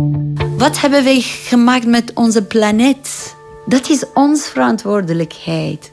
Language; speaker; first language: Dutch; non-native, fluent; Persian